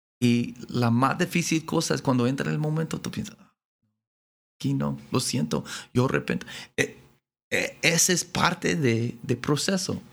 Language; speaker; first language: Spanish; non-native, learner; English